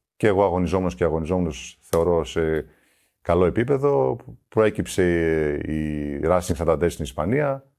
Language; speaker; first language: Greek; early bilingual, heritage; Greek